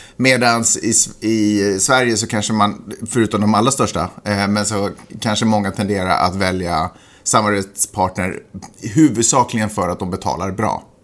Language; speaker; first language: Swedish; native; Swedish